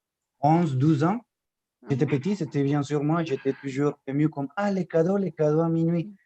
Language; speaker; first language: French; non-native, fluent; Spanish